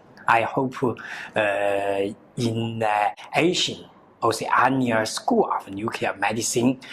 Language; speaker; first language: English; non-native, learner; Chinese